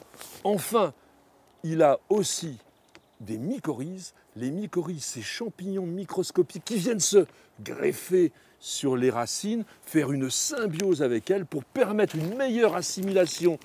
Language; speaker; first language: French; native; French